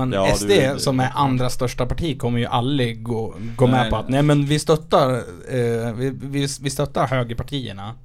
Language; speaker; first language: Swedish; native; Swedish